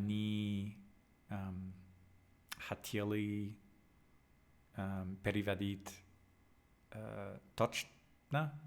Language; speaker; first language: Russian; non-native, learner; English